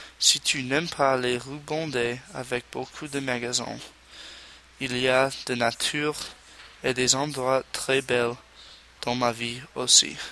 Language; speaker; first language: French; non-native, learner; English